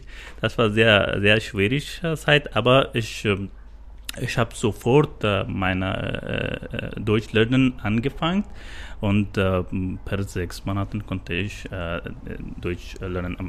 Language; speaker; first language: German; non-native, learner; Persian